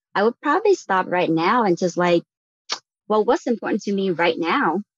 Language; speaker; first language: English; non-native, fluent; Vietnamese